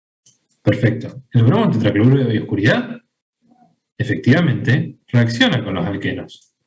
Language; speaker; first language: Spanish; native; Spanish